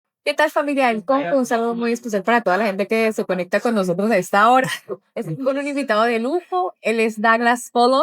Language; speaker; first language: Spanish; native; Spanish